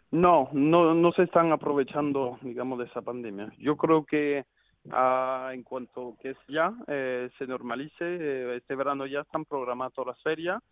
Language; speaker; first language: Spanish; non-native, fluent; French